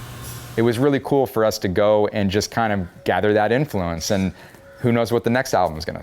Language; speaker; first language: English; native; English